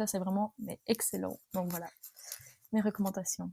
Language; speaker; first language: French; native; French